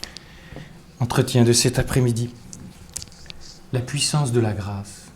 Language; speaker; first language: French; native; French